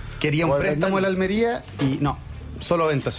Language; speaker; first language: Spanish; native; Spanish